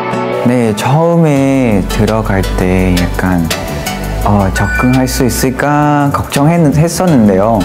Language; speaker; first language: Korean; non-native, fluent; Vietnamese